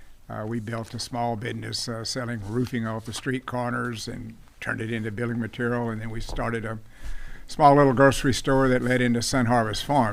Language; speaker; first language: English; native; English